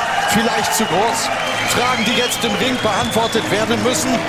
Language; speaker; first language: German; native; German